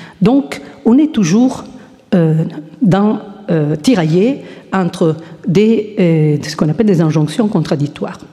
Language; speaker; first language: French; non-native, fluent; Italian